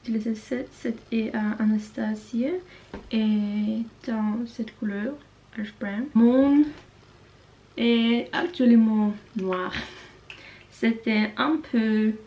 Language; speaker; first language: French; non-native, learner; Norwegian